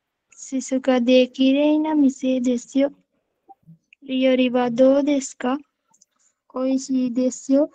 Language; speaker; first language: Japanese; non-native, learner; Sinhala